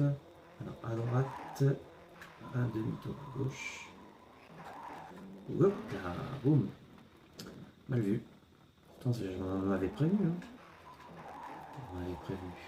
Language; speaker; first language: French; native; French